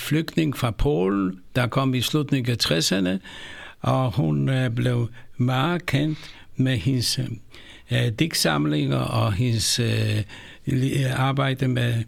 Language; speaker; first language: Danish; non-native, fluent; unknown